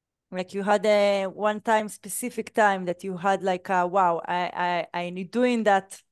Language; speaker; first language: English; non-native, fluent; Hebrew